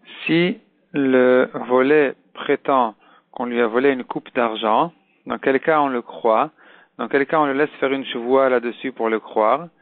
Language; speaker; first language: French; native; French